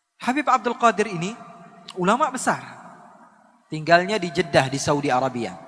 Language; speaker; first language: Indonesian; native; Indonesian